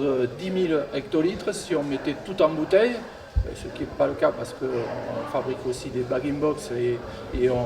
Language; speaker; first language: French; native; French